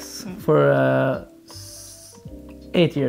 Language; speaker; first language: English; non-native, fluent; Swedish